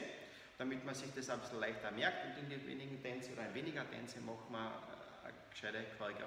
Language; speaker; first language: German; native; German